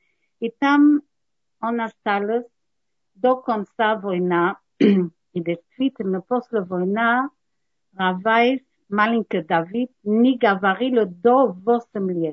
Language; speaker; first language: Russian; non-native, learner; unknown